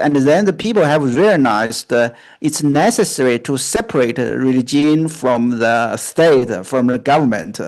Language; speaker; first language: English; non-native, fluent; Chinese